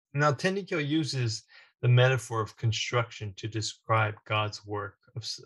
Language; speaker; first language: English; native; English